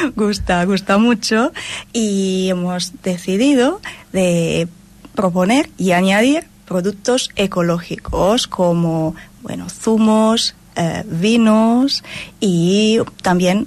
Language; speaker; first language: Spanish; non-native, fluent; Italian